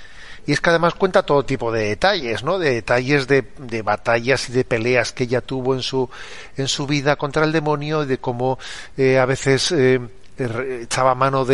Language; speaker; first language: Spanish; native; Spanish